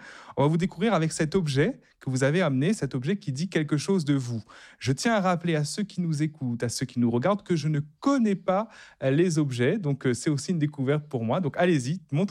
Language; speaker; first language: French; native; French